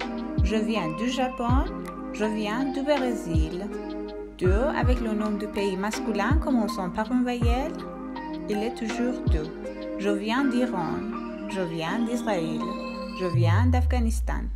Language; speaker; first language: French; non-native, fluent; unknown